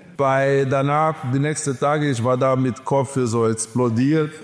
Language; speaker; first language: German; non-native, learner; Portuguese